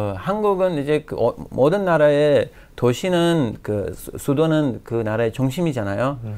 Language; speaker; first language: Korean; non-native, learner; Persian